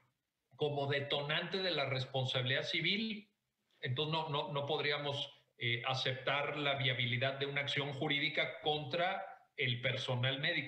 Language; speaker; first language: Spanish; native; Spanish